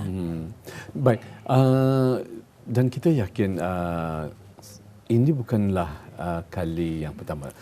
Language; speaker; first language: Malay; native; Malay